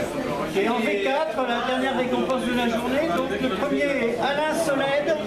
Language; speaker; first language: French; native; French